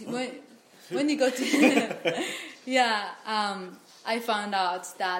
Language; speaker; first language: English; non-native, fluent; Japanese